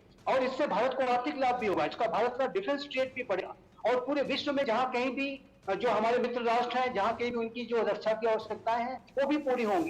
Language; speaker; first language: Hindi; native; Hindi